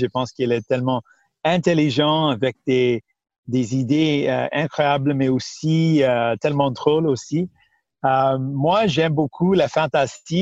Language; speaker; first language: French; non-native, local second language; Punjabi